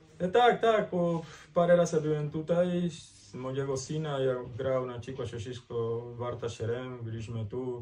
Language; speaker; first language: Polish; non-native, learner; Spanish